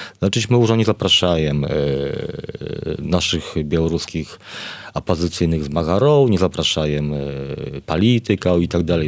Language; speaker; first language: Polish; non-native, learner; Belarusian